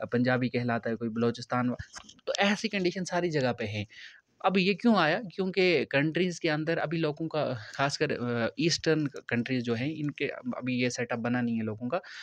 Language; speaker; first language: Hindi; non-native, local second language; Kashmiri